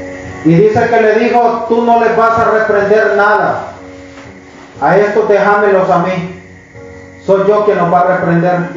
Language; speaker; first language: Spanish; native; Spanish